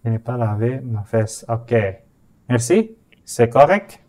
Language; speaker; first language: French; non-native, fluent; Indonesian